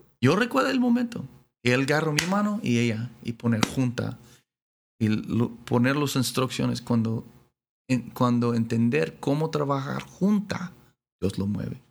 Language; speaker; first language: Spanish; non-native, learner; English